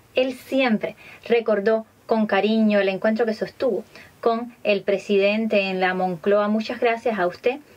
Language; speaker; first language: Spanish; native; Spanish